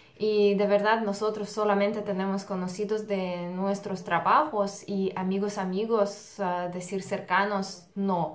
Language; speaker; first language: Spanish; non-native, fluent; Russian